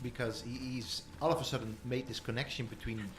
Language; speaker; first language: English; non-native, fluent; Dutch